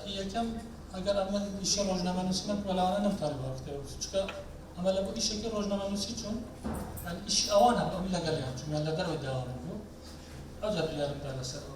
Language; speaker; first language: Central Kurdish; non-native, local second language; Kurdish